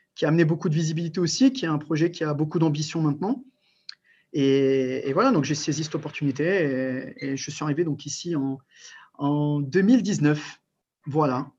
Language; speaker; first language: French; early bilingual, other home language; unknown